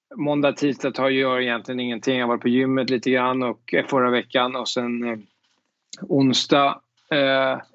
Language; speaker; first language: Swedish; native; Swedish